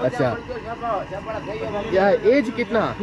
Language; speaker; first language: Hindi; non-native, learner; Tamil